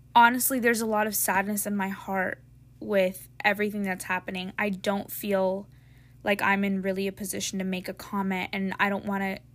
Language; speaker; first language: English; native; English